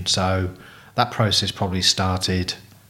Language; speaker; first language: English; native; English